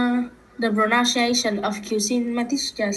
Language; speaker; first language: English; non-native, learner; Vietnamese